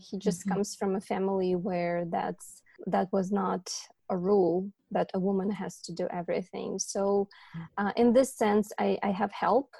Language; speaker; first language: English; non-native, fluent; Ukrainian